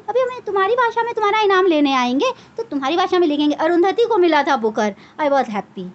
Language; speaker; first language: Hindi; native; Hindi